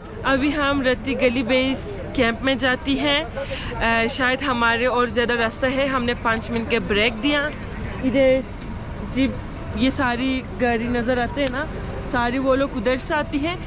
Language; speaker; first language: Urdu; non-native, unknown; Turkish